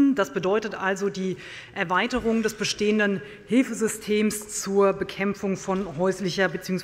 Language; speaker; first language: German; native; German